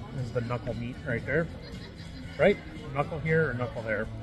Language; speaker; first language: English; native; English